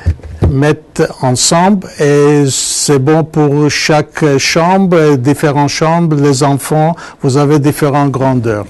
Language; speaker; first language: French; non-native, fluent; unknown